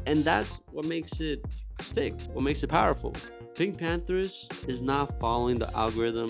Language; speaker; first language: English; native; English